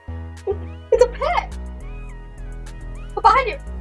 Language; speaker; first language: English; native; English